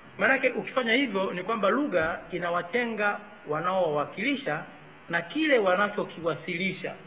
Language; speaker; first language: Swahili; native; Swahili